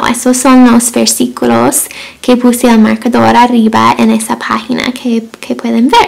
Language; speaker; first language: Spanish; non-native, fluent; English